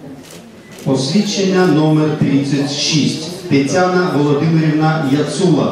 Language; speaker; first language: Ukrainian; native; Ukrainian